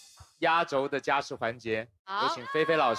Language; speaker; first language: Chinese; native; Chinese